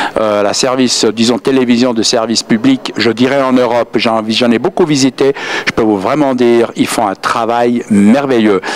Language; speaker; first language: French; native; French